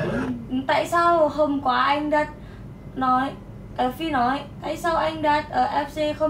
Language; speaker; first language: Vietnamese; non-native, learner; Indonesian